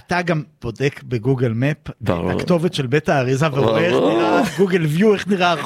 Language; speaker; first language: Hebrew; native; Hebrew